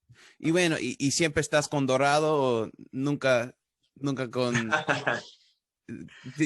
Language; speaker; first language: Spanish; early bilingual, heritage; Spanish